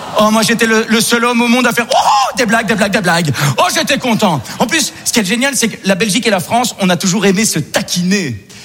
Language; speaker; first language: French; native; French